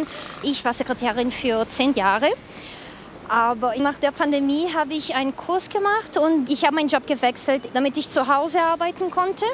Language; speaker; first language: German; non-native, fluent; Portuguese